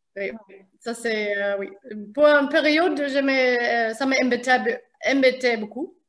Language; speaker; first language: French; non-native, fluent; German